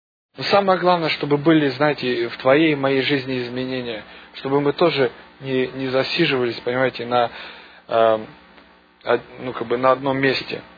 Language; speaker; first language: Russian; native; Russian